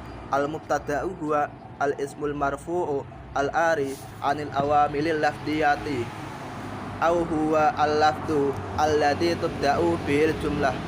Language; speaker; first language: Arabic; non-native, learner; Indonesian